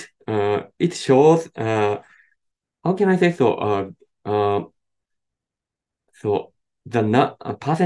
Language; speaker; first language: English; non-native, learner; Japanese